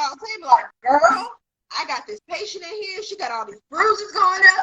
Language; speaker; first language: English; native; English